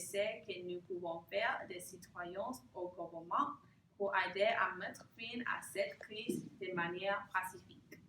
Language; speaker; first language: French; non-native, learner; English